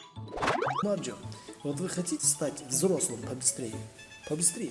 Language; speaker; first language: Russian; non-native, local second language; Tajik